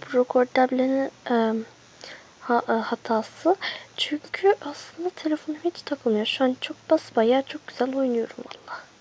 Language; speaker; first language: Turkish; early bilingual, heritage; Turkish